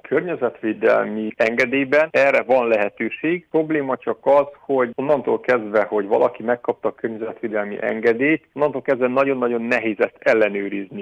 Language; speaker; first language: Hungarian; native; Hungarian